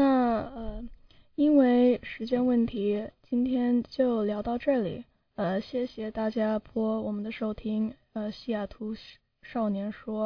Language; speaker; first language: Chinese; early bilingual, heritage; Chinese